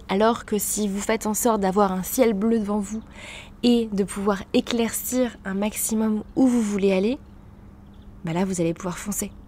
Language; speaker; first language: French; native; French